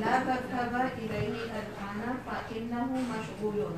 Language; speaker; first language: Arabic; non-native, learner; Urdu